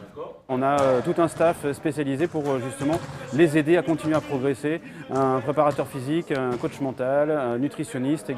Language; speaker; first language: French; native; French